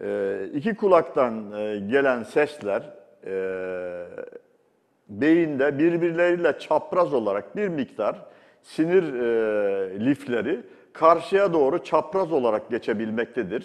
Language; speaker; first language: Turkish; native; Turkish